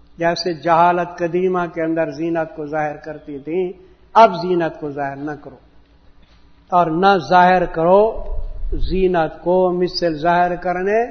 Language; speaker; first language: Urdu; non-native, local second language; Punjabi